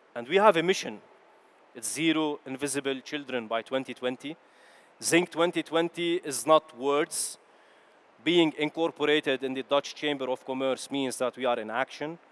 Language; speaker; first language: English; non-native, fluent; Arabic